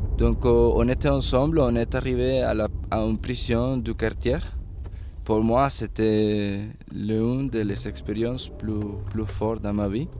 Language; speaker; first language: French; non-native, fluent; Spanish